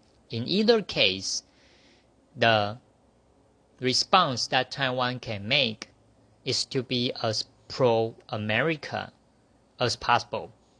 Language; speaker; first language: English; non-native, fluent; Chinese